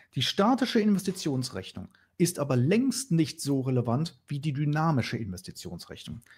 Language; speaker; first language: German; native; German